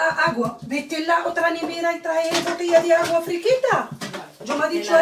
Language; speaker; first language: Spanish; non-native, learner; Arabic